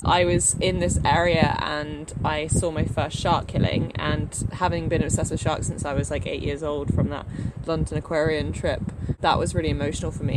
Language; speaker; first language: English; native; English